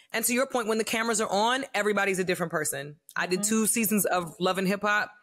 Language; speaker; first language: English; native; English